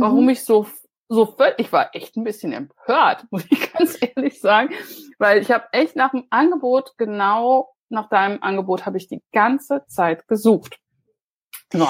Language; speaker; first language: German; native; German